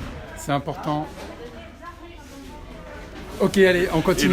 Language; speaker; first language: French; native; French